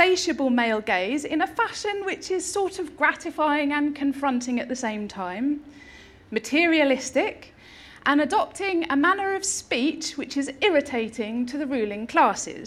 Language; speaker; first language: English; native; English